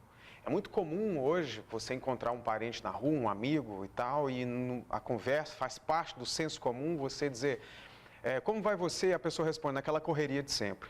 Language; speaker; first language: Portuguese; native; Portuguese